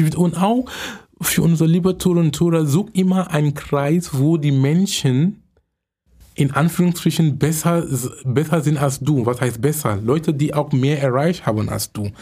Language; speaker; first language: German; non-native, fluent; English